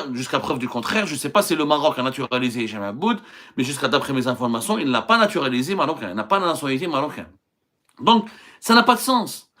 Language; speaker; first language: French; non-native, local second language; Arabic